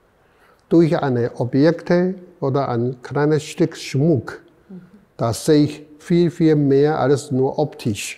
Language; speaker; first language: German; non-native, fluent; Chinese